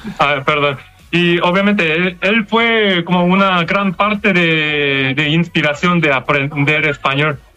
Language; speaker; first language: Spanish; non-native, fluent; Korean